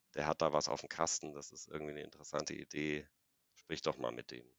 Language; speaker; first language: German; native; German